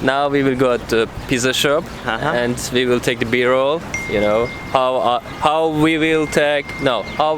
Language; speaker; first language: English; non-native, learner; Turkish